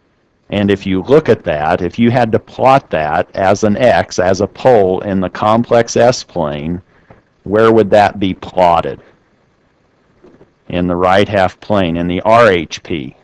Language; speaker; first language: English; native; English